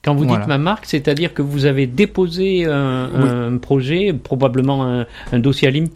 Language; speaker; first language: French; native; French